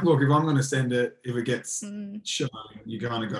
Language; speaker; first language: English; native; English